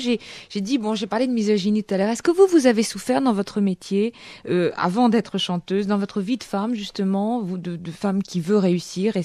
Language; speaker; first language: French; native; French